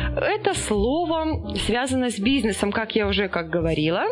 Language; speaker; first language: Russian; non-native, local second language; Belarusian